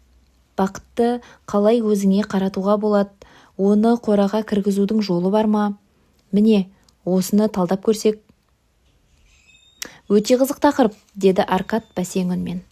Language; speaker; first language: Kazakh; native; Kazakh